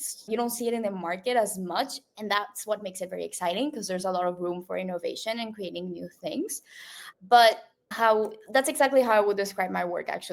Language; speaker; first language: English; non-native, local second language; Spanish